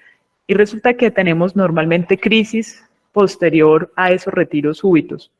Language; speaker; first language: Spanish; native; Spanish